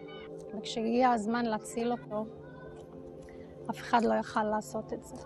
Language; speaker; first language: Hebrew; non-native, local second language; Arabic